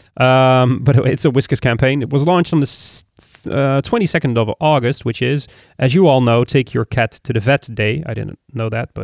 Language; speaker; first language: English; non-native, fluent; Dutch